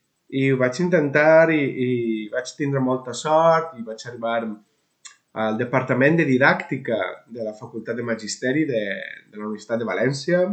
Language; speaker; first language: Catalan; non-native, local second language; Spanish